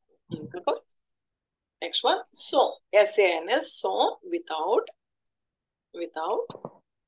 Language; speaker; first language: English; non-native, local second language; Telugu